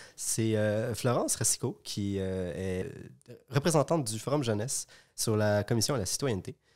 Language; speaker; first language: French; native; French